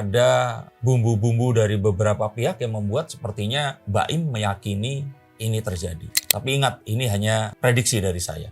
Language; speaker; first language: Indonesian; native; Indonesian